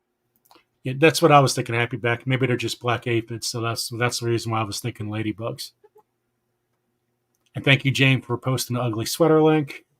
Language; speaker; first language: English; native; English